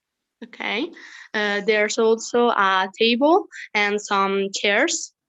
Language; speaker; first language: English; non-native, fluent; Italian